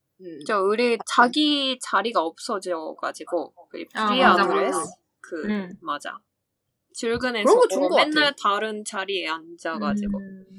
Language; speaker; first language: Korean; non-native, fluent; Japanese